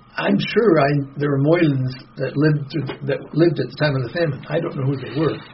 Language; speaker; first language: English; native; English